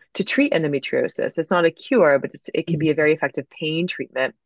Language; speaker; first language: English; native; English